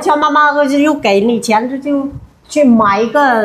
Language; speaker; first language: Chinese; non-native, learner; Vietnamese